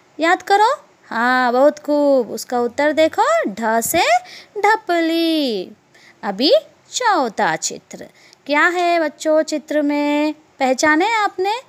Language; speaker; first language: Hindi; non-native, local second language; Telugu